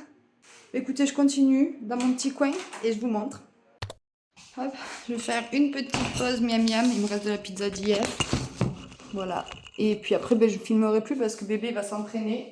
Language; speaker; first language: French; native; French